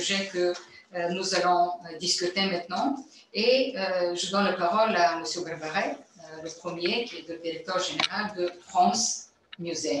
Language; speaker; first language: French; non-native, fluent; Bulgarian